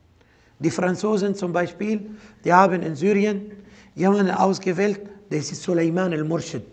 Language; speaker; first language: German; non-native, fluent; Arabic